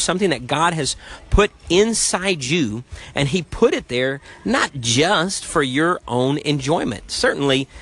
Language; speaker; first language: English; native; English